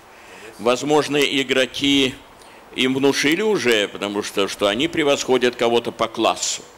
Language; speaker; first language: Russian; native; Russian